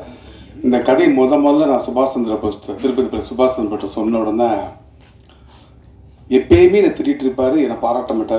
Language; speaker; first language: Tamil; native; Tamil